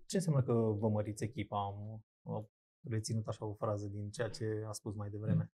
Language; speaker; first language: Romanian; native; Romanian